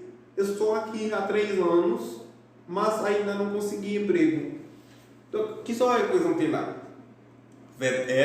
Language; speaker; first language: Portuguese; non-native, fluent; Haitian Creole